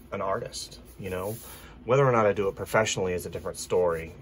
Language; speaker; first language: English; native; English